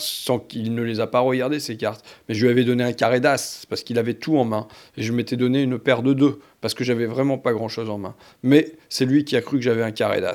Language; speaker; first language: French; native; French